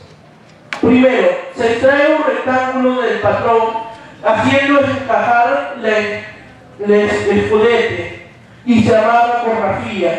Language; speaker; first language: Spanish; native; Spanish